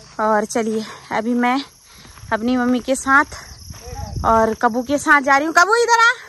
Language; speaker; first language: Hindi; non-native, local second language; Garhwali